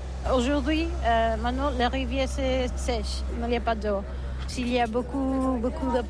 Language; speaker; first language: French; non-native, learner; Catalan